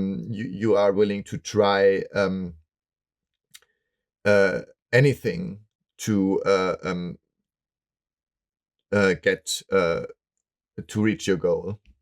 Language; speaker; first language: English; non-native, fluent; German